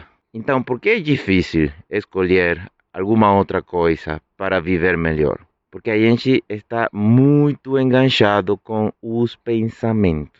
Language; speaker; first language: Portuguese; non-native, fluent; Spanish